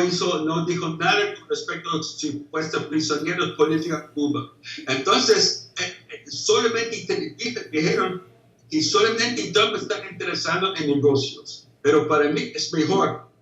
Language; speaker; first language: Spanish; non-native, fluent; English